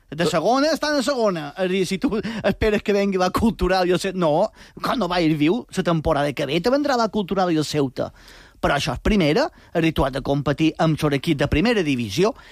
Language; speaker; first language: Catalan; native; Catalan